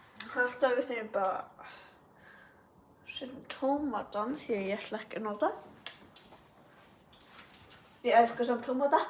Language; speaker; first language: Icelandic; early bilingual, heritage; English